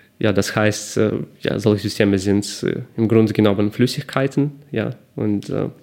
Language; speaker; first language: German; non-native, fluent; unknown